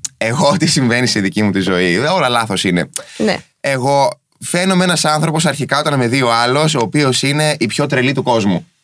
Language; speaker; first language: Greek; native; Greek